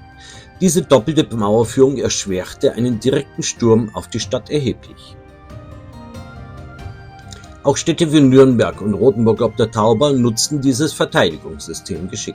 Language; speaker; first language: German; native; German